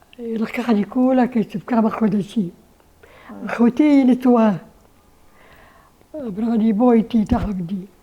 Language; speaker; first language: Hebrew; non-native, learner; Arabic